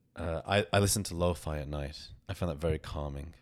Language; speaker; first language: English; native; English